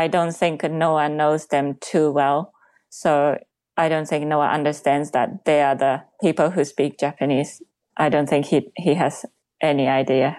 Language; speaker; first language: English; non-native, fluent; Japanese